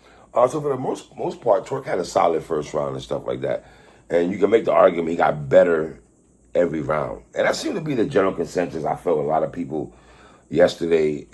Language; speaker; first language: English; native; English